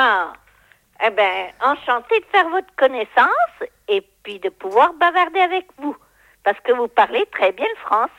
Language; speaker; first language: French; native; French